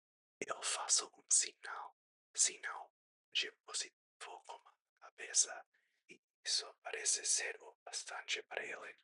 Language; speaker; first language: Portuguese; non-native, learner; English